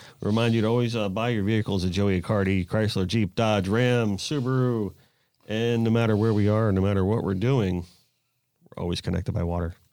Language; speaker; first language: English; native; English